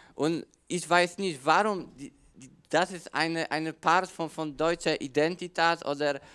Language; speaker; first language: German; non-native, learner; Polish